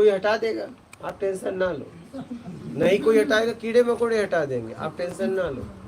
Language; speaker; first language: Hindi; native; Hindi